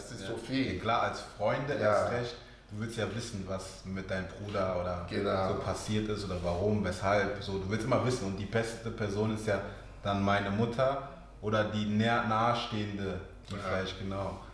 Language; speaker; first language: German; early bilingual, other home language; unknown